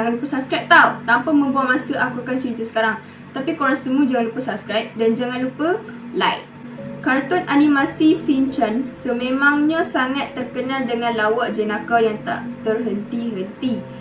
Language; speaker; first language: Malay; native; Malay